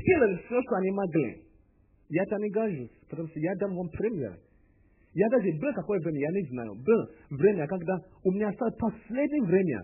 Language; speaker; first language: Russian; non-native, learner; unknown